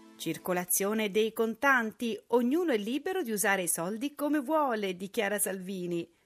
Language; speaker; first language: Italian; native; Italian